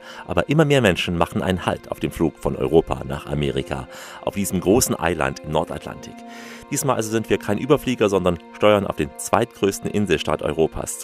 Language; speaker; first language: German; native; German